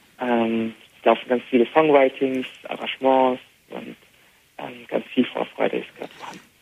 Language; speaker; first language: German; early bilingual, heritage; Arabic